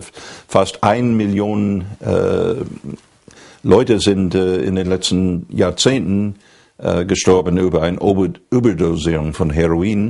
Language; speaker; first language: German; non-native, fluent; English